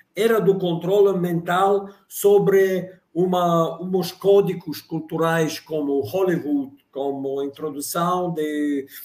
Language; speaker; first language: Portuguese; non-native, fluent; Russian